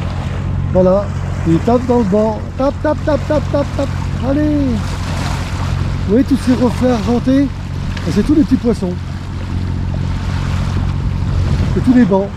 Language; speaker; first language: French; native; French